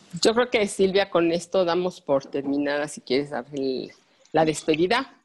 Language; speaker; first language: Spanish; native; Spanish